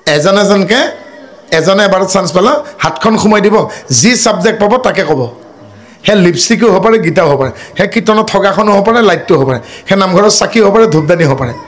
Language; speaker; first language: Assamese; non-native, local second language; Bodo